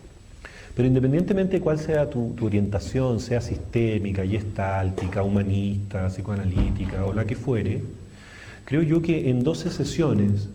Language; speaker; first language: Spanish; native; Spanish